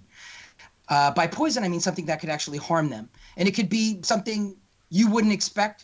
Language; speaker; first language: English; native; English